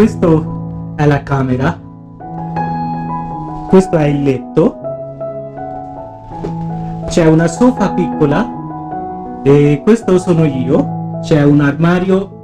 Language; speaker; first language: Italian; non-native, fluent; Bangla